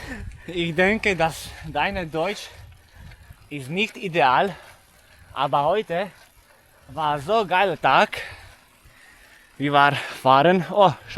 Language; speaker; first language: German; non-native, learner; Slovak